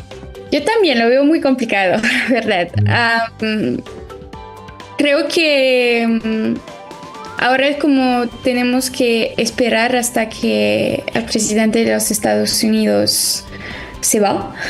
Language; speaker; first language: Spanish; non-native, fluent; French